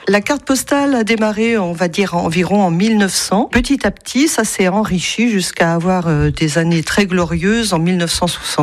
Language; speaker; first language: French; native; French